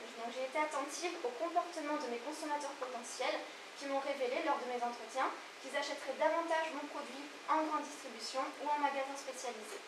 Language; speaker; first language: French; native; French